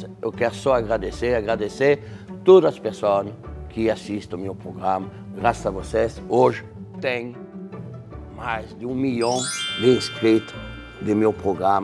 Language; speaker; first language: Portuguese; non-native, fluent; French